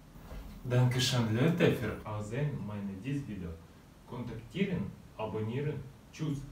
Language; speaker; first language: German; non-native, learner; Russian